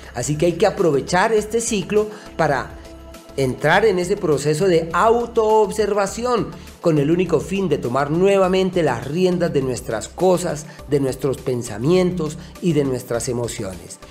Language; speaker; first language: Spanish; native; Spanish